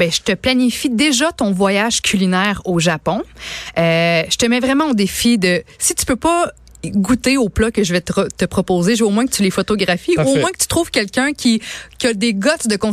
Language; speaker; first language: French; native; French